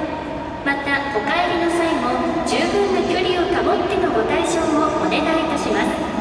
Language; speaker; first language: Japanese; native; Japanese